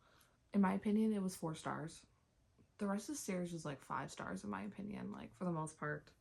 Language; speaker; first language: English; native; English